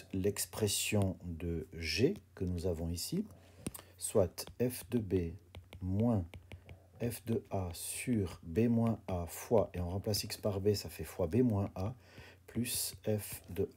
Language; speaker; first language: French; native; French